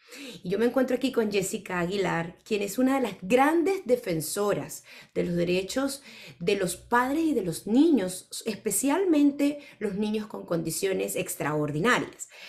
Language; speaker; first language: Spanish; native; Spanish